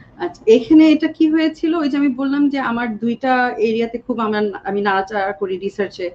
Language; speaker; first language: Bangla; native; Bangla